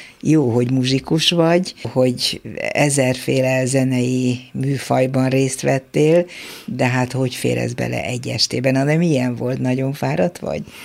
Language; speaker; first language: Hungarian; native; Hungarian